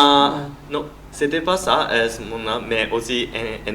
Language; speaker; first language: French; non-native, learner; Japanese